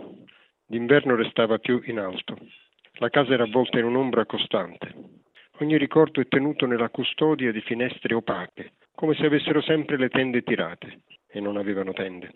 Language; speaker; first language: Italian; native; Italian